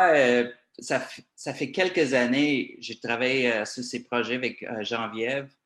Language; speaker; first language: French; non-native, local second language; English